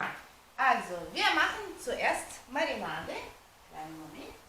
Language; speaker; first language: German; non-native, fluent; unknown